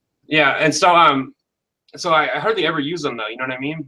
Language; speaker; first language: English; native; English